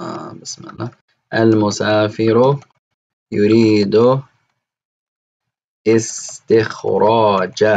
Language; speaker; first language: Arabic; non-native, fluent; English